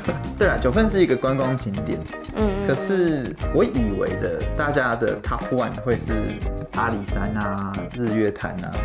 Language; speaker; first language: Chinese; native; Chinese